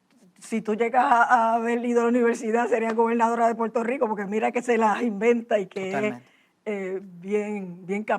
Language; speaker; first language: Spanish; native; Spanish